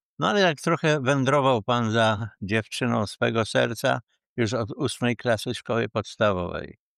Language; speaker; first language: Polish; native; Polish